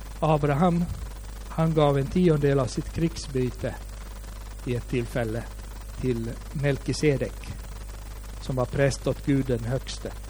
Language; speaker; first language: Swedish; native; Swedish